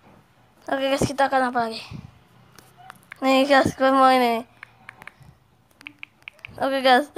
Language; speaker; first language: Indonesian; native; Indonesian